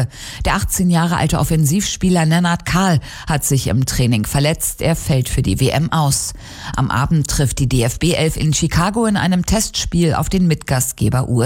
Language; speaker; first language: German; native; German